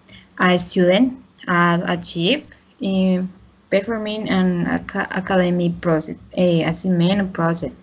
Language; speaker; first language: English; non-native, learner; Spanish